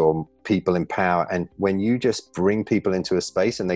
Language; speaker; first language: English; native; English